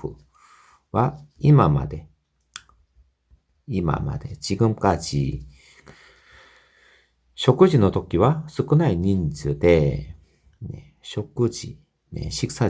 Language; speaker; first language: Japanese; non-native, fluent; Korean